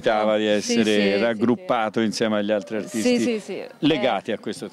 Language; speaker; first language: Italian; native; Italian